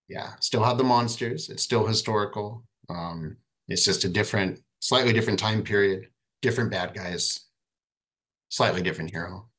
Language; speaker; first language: English; native; English